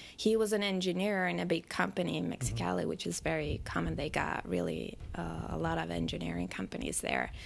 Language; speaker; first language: English; non-native, fluent; Finnish